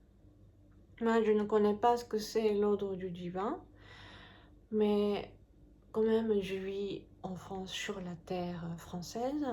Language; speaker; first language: French; non-native, fluent; Japanese